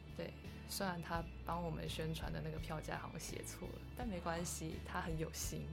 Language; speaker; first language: Chinese; native; Chinese